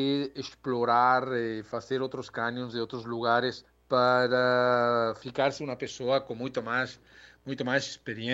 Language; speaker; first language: Portuguese; non-native, learner; Spanish